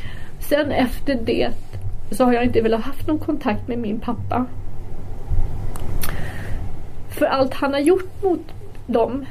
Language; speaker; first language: Swedish; early bilingual, other home language; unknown